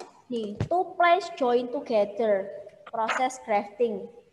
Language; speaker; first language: English; non-native, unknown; Indonesian